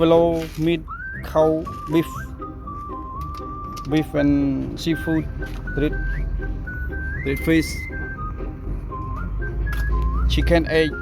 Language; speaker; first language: English; non-native, learner; Khmer